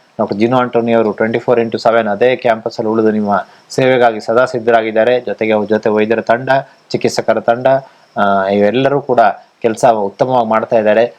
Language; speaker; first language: Kannada; native; Kannada